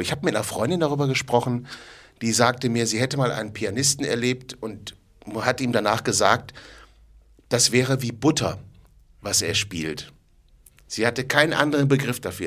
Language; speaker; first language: German; native; German